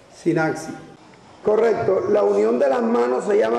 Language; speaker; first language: Spanish; native; Spanish